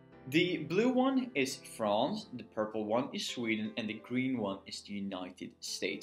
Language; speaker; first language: English; non-native, fluent; Swedish